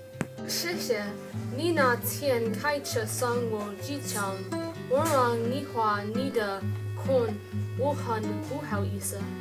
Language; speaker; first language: Chinese; non-native, learner; English